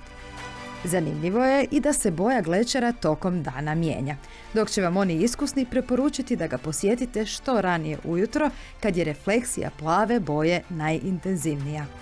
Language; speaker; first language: Croatian; native; Croatian